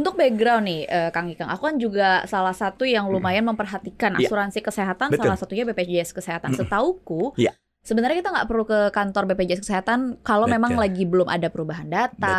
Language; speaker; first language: Indonesian; native; Indonesian